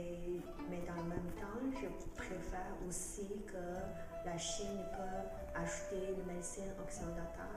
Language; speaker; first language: French; non-native, fluent; Chinese